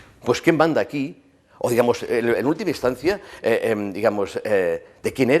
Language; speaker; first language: Spanish; native; Spanish